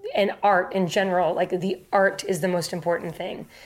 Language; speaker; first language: English; native; English